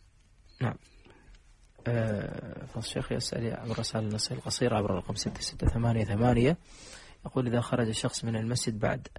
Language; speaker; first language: Arabic; native; Arabic